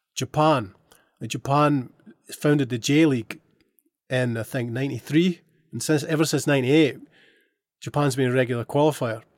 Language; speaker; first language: English; native; English